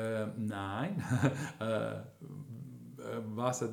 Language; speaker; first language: German; non-native, fluent; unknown